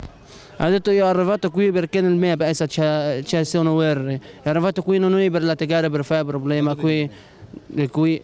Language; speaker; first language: Italian; non-native, learner; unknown